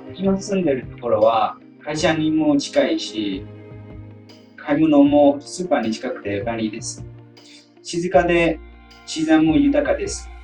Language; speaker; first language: Japanese; non-native, fluent; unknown